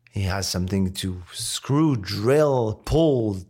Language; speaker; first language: English; non-native, fluent; Arabic